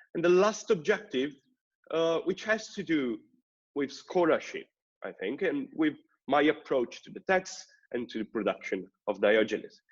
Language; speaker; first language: English; non-native, fluent; Italian